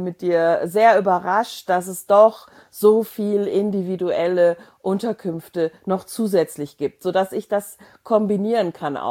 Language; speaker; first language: German; native; German